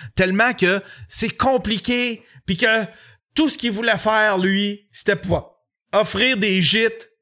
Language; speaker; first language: French; native; French